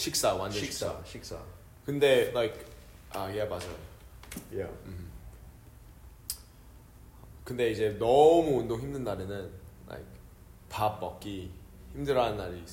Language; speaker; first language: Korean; early bilingual, heritage; Korean